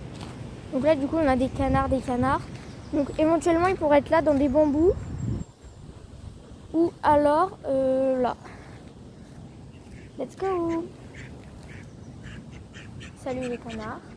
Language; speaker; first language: French; native; French